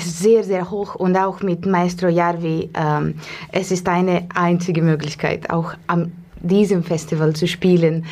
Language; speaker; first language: German; non-native, fluent; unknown